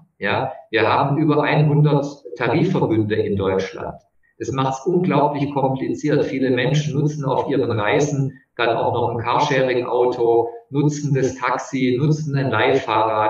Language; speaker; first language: German; native; German